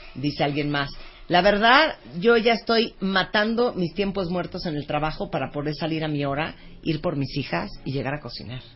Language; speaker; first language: Spanish; early bilingual, other home language; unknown